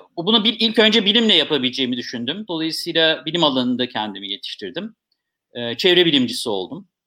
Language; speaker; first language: Turkish; native; Turkish